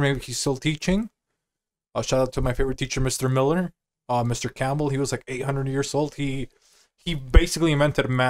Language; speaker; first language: English; native; English